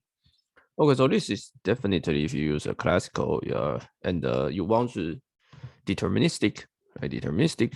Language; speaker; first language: English; non-native, fluent; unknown